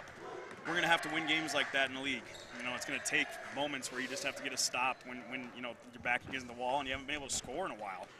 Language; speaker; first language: English; native; English